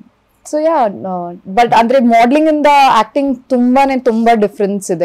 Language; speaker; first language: Kannada; early bilingual, other home language; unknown